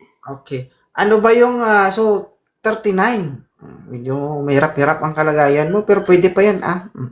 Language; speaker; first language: Filipino; native; Filipino